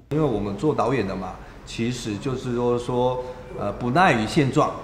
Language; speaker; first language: Chinese; native; Chinese